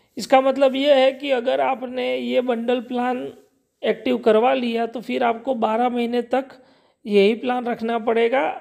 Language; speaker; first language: Hindi; non-native, local second language; Gujarati